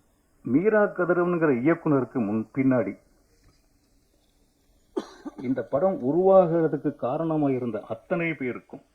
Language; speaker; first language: Tamil; native; Tamil